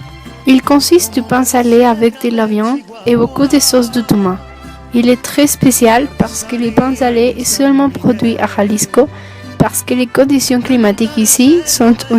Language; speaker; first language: French; non-native, learner; Spanish